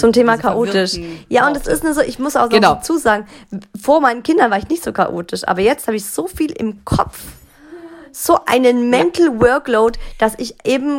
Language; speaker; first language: German; native; German